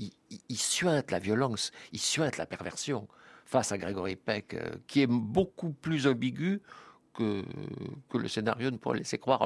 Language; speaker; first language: French; native; French